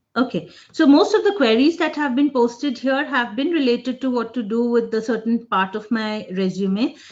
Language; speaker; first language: English; non-native, local second language; Hindi